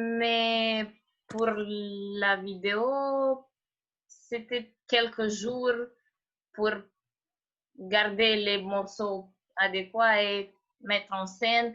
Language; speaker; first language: French; non-native, fluent; Romanian